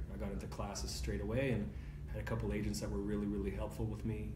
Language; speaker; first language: English; native; English